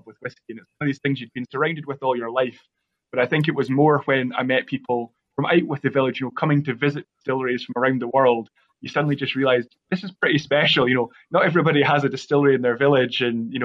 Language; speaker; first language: English; native; English